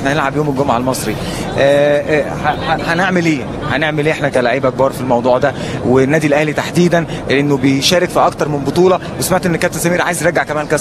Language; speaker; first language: Arabic; native; Arabic